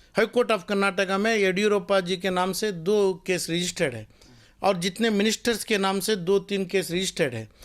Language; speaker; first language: Hindi; non-native, local second language; Urdu